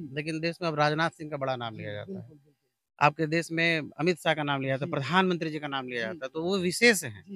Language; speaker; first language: Hindi; native; Hindi